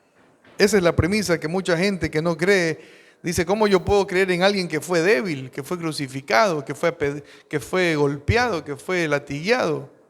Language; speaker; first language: Spanish; native; Spanish